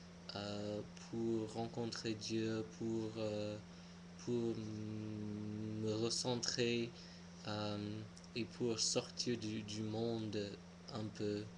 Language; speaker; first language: French; non-native, fluent; English